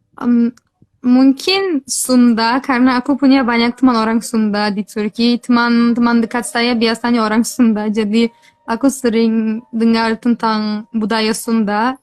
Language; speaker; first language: Indonesian; non-native, fluent; Turkish